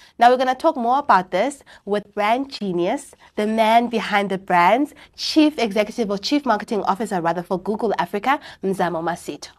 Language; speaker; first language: English; non-native, local second language; Xhosa